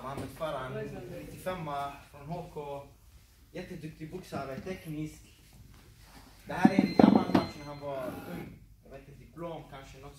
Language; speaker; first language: Swedish; non-native, fluent; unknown